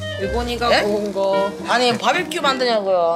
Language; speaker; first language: Korean; native; Korean